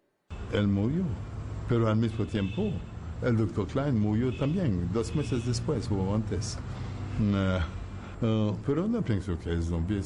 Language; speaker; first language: Spanish; non-native, fluent; Haitian Creole